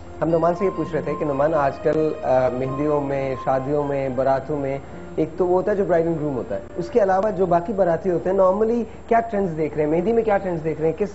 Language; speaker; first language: Urdu; native; Urdu